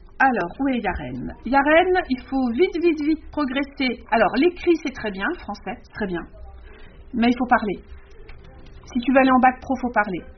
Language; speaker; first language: French; native; French